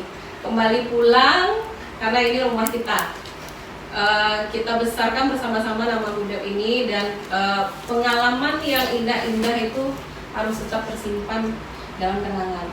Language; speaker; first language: Indonesian; non-native, local second language; Minangkabau